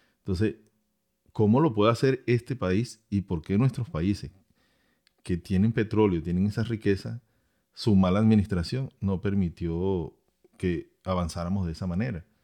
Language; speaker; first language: Spanish; native; Spanish